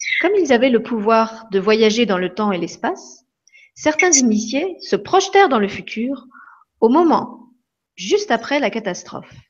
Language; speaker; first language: French; native; French